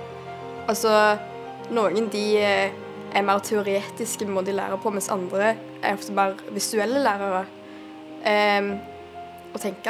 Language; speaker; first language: Norwegian; native; Norwegian